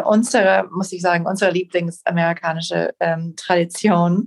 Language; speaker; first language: German; non-native, fluent; English